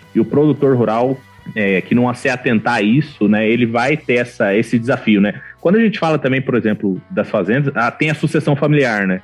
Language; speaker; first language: Portuguese; native; Portuguese